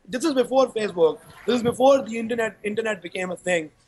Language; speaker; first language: English; non-native, local second language; Urdu